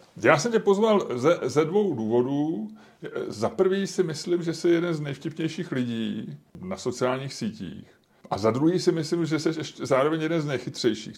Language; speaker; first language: Czech; native; Czech